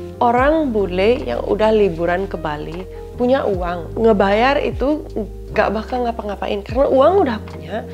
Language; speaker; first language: Indonesian; early bilingual, other home language; Dutch